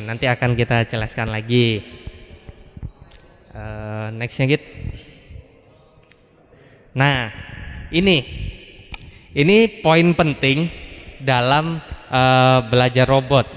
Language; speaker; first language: Indonesian; native; Indonesian